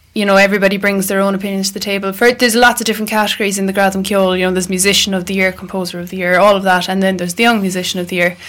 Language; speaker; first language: English; native; English